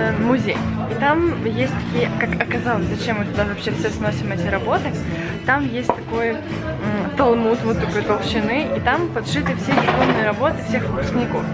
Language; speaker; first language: Russian; native; Russian